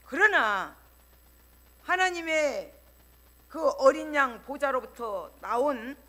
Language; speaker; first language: Korean; native; Korean